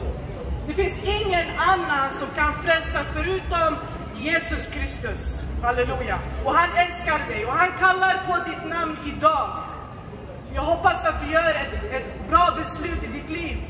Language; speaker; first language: Swedish; non-native, fluent; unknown